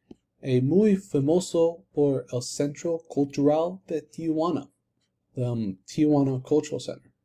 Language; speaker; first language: Spanish; non-native, learner; English